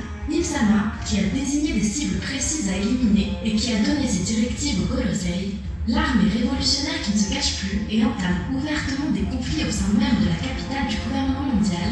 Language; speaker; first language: French; native; French